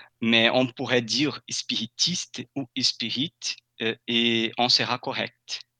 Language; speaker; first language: French; non-native, fluent; Portuguese